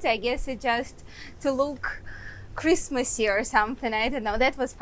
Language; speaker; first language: English; non-native, fluent; Russian